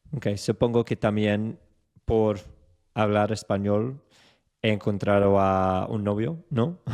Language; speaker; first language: Spanish; non-native, fluent; English